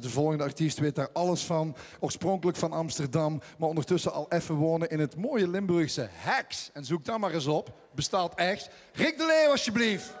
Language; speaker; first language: Dutch; native; Dutch